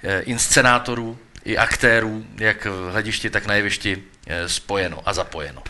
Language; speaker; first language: Czech; native; Czech